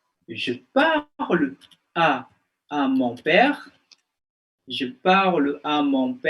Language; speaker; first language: French; non-native, fluent; Indonesian